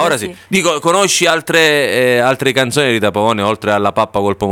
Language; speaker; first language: Italian; native; Italian